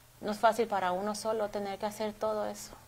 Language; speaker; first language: Spanish; native; Spanish